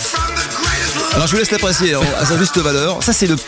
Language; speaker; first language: French; native; French